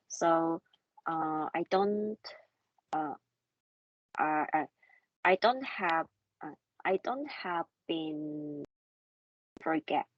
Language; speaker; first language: English; non-native, learner; Korean